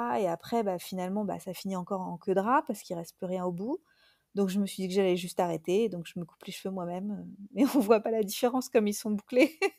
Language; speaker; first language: French; native; French